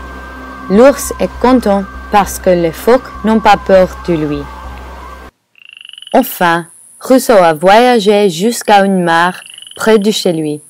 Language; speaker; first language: French; non-native, learner; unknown